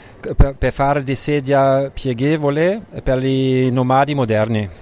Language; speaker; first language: Italian; non-native, learner; German